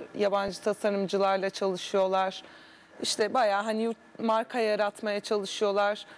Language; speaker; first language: Turkish; early bilingual, heritage; Turkish